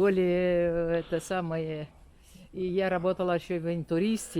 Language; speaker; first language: Russian; non-native, local second language; Romanian